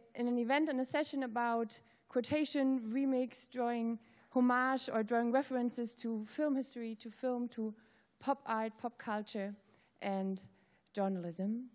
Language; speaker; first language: English; native; English